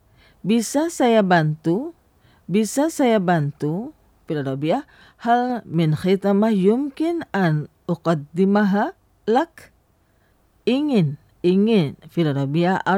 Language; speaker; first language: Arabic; non-native, fluent; Indonesian